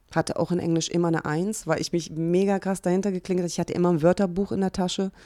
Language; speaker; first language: German; early bilingual, other home language; Hungarian